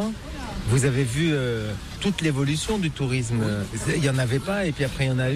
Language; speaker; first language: French; native; French